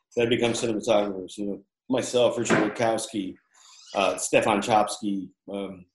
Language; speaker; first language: English; early bilingual, other home language; Filipino